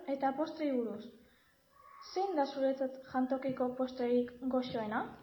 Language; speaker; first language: Basque; native; Basque